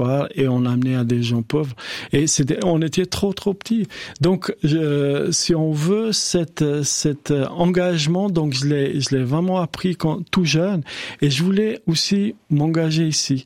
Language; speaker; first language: French; non-native, fluent; Albanian